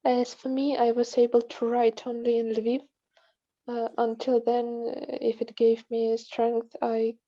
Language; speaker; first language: English; non-native, fluent; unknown